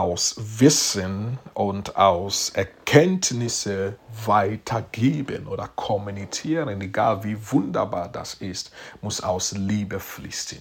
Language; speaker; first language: German; non-native, fluent; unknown